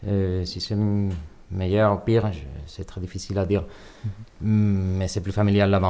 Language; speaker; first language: French; non-native, learner; Catalan